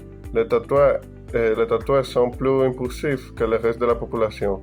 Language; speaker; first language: French; non-native, learner; Spanish